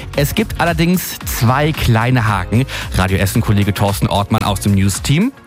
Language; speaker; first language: German; native; German